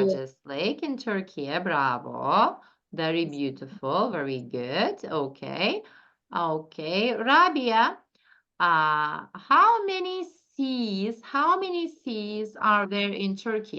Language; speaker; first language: English; non-native, fluent; Turkish